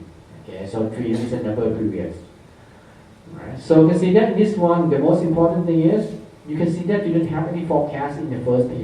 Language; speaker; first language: English; non-native, fluent; Thai